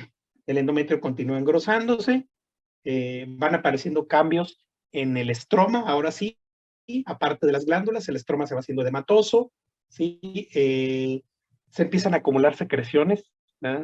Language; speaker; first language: Spanish; native; Spanish